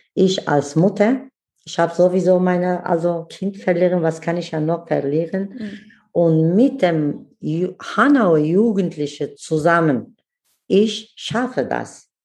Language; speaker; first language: German; non-native, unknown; Kurdish